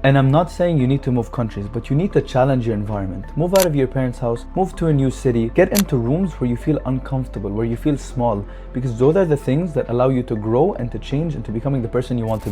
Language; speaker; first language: English; non-native, fluent; Arabic